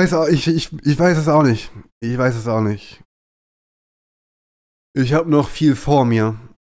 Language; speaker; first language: German; native; German